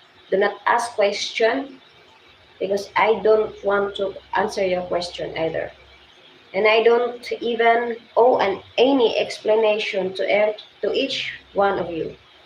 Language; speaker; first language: English; non-native, local second language; Cebuano